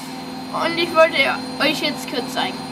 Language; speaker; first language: German; non-native, fluent; English